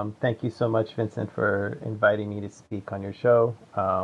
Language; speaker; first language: English; native; English